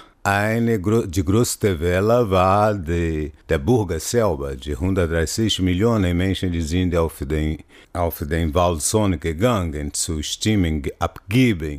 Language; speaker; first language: German; non-native, fluent; Portuguese